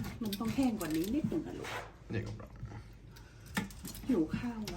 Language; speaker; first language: Thai; native; Thai